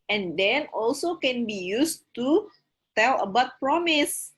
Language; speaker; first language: English; non-native, fluent; Indonesian